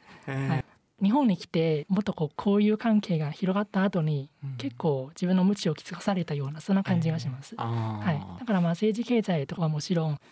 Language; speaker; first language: Japanese; non-native, fluent; Chinese